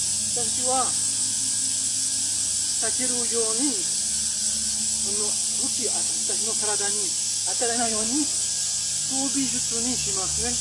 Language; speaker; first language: Japanese; non-native, fluent; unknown